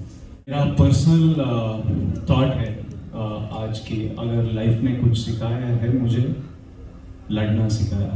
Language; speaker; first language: Hindi; non-native, local second language; Telugu